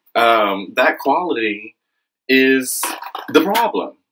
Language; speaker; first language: English; native; English